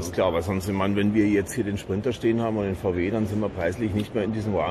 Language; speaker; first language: German; native; German